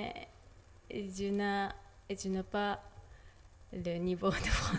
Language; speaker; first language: French; non-native, learner; Japanese